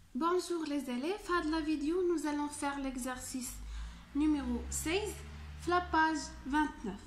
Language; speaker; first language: French; non-native, local second language; Arabic